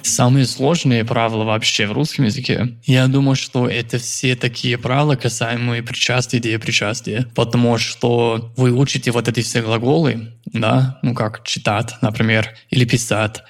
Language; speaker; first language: Russian; non-native, fluent; English